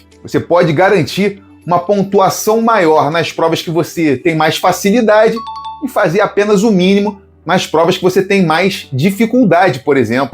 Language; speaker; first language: Portuguese; native; Portuguese